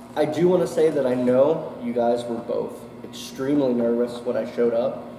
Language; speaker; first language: English; native; English